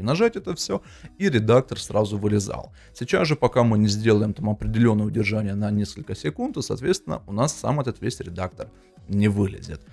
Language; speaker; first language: Russian; native; Russian